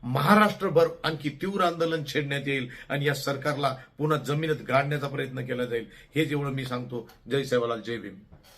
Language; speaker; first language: Marathi; non-native, local second language; Lambadi